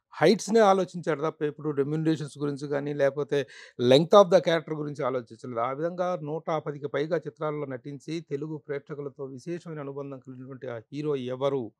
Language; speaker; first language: Telugu; native; Telugu